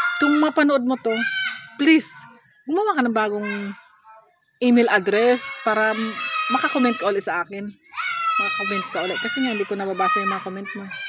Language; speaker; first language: Filipino; non-native, local second language; Hiligaynon